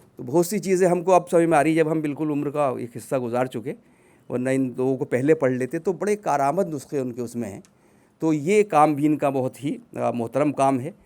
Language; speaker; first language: Urdu; native; Urdu